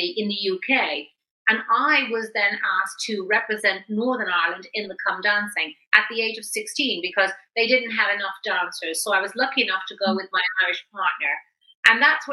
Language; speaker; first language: English; native; English